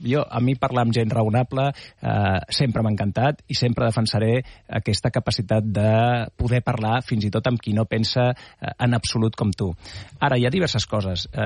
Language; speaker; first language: Catalan; non-native, local second language; Spanish